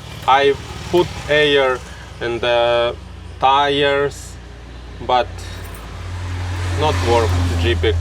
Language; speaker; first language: English; non-native, learner; Russian